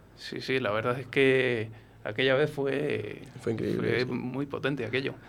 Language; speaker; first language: Spanish; native; Spanish